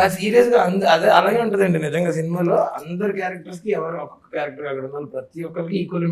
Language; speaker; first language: Telugu; native; Telugu